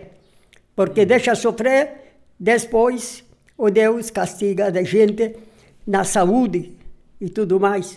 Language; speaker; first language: Portuguese; non-native, local second language; Polish